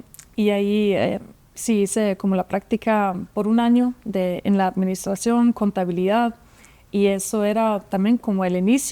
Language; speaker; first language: Spanish; non-native, fluent; German